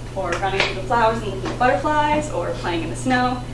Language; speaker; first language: English; native; English